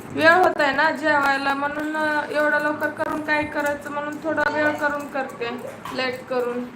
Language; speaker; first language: Marathi; native; Marathi